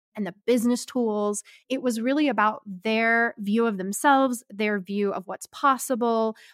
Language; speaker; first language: English; native; English